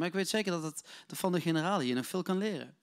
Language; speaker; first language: Dutch; native; Dutch